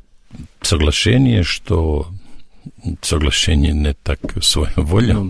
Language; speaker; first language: Russian; non-native, learner; Serbian